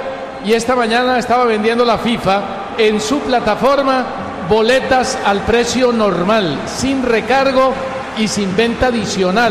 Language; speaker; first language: Spanish; native; Spanish